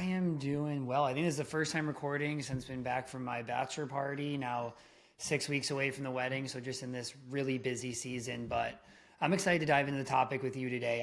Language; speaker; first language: English; native; English